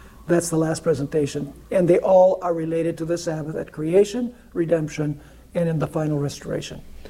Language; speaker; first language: English; early bilingual, other home language; Spanish